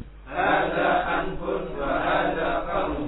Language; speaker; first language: Arabic; non-native, learner; Indonesian